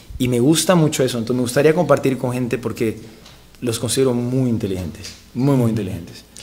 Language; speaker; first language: Spanish; native; Spanish